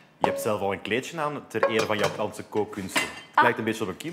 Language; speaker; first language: Dutch; native; Dutch